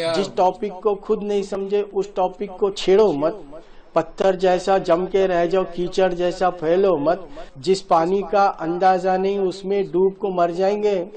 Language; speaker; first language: Urdu; native; Urdu